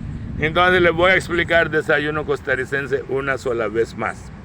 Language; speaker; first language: Spanish; non-native, fluent; Urdu